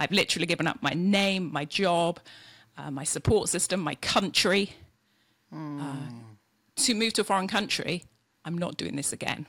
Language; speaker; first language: English; native; English